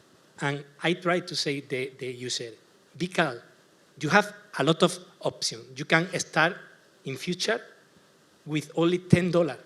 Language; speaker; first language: English; non-native, learner; Spanish